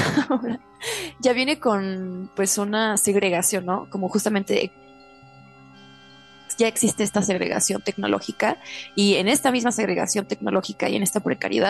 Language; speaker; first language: Spanish; native; Spanish